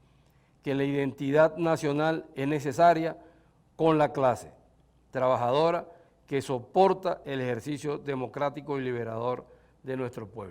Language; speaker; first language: Spanish; native; Spanish